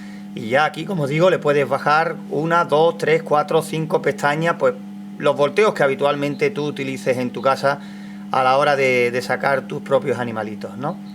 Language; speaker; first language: Spanish; native; Spanish